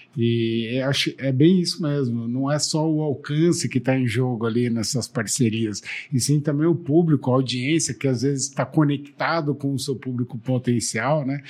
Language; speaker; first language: Portuguese; native; Portuguese